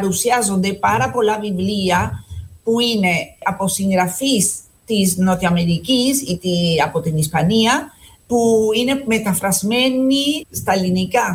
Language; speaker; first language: Greek; non-native, fluent; Spanish